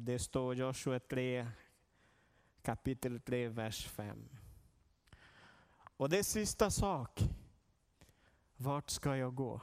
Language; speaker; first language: Swedish; non-native, learner; Portuguese